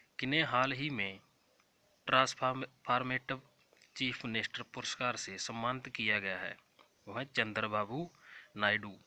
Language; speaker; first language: Hindi; non-native, local second language; Punjabi